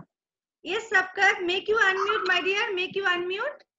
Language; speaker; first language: English; non-native, local second language; Bangla